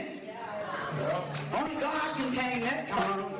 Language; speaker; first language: English; native; English